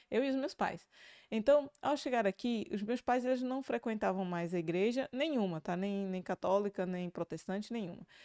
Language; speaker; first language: Portuguese; native; Portuguese